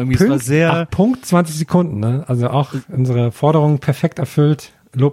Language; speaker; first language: German; native; German